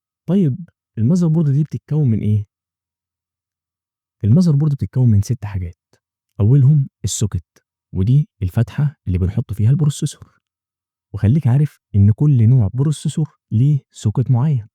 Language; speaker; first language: Arabic; native; Arabic